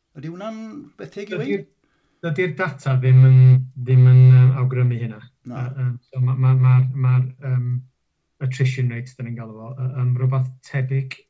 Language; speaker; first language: Welsh; non-native, local second language; English